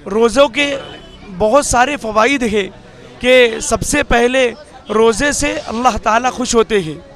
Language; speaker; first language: Urdu; native; Urdu